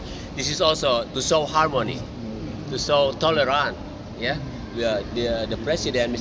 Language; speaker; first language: English; non-native, fluent; Indonesian